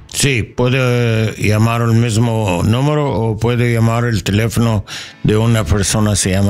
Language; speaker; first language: Spanish; non-native, learner; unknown